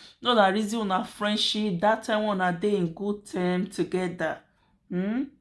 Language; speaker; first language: Nigerian Pidgin; native; Nigerian Pidgin